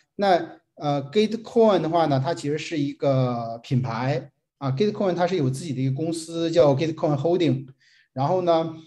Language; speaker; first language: Chinese; native; Chinese